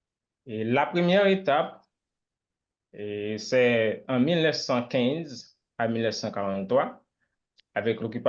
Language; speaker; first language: French; non-native, local second language; Haitian Creole